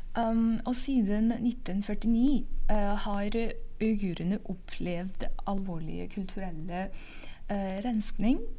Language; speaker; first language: Norwegian; non-native, fluent; Uyghur